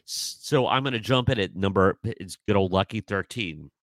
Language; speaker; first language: English; native; English